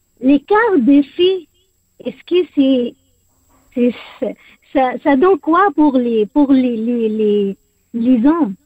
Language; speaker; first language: French; non-native, learner; Arabic